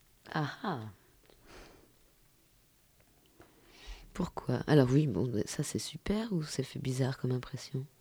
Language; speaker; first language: French; native; French